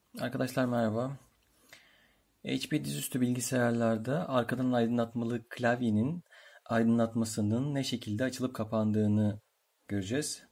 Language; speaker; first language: Turkish; native; Turkish